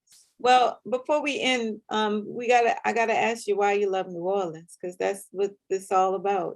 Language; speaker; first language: English; native; English